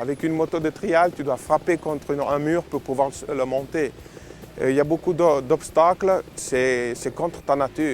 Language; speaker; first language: French; non-native, local second language; Italian